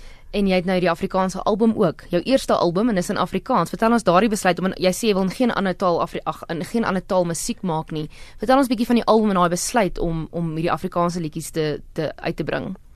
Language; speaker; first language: Afrikaans; native; Afrikaans